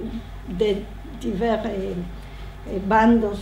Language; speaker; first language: French; non-native, learner; Spanish